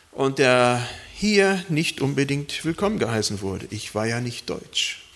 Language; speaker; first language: German; early bilingual, other home language; Spanish